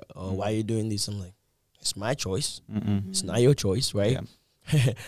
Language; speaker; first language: English; non-native, fluent; Lingala